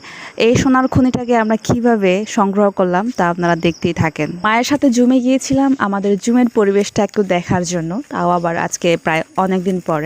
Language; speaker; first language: Bangla; non-native, local second language; Chakma